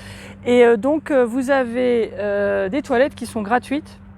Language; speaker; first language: French; native; French